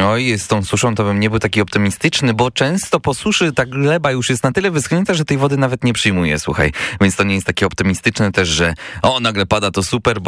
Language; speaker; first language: Polish; native; Polish